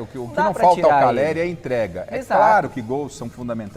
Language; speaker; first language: Portuguese; native; Portuguese